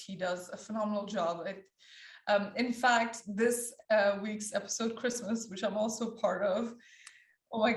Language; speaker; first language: English; early bilingual, other home language; Persian